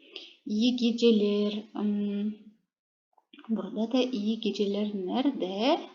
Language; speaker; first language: Turkish; non-native, fluent; Kazakh